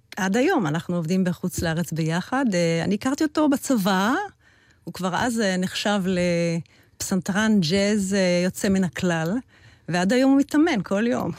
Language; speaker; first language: Hebrew; early bilingual, heritage; Hebrew